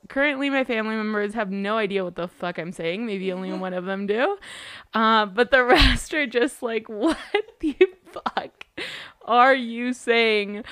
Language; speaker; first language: English; early bilingual, other home language; Spanish